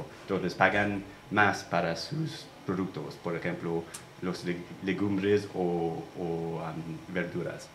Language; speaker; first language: Spanish; non-native, fluent; English